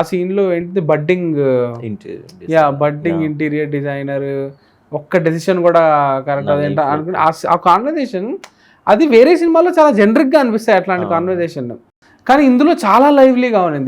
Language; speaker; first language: Telugu; native; Telugu